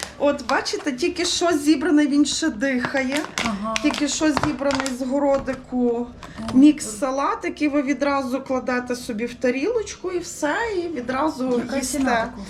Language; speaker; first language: Ukrainian; native; Ukrainian